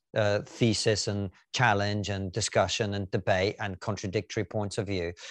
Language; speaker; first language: English; non-native, fluent; Russian